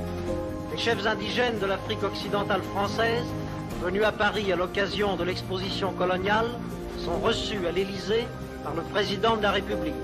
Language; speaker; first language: French; native; French